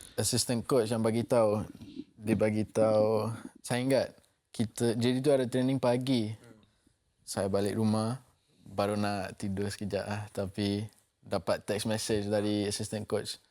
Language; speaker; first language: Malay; non-native, local second language; English